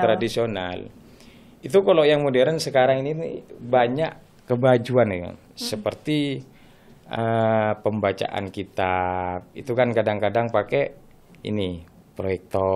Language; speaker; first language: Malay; non-native, local second language; Madurese